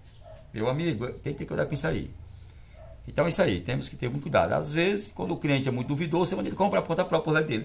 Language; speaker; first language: Portuguese; native; Portuguese